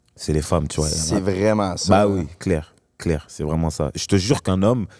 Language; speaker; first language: French; native; French